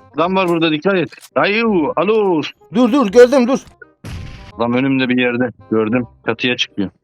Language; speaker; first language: Turkish; early bilingual, heritage; Turkish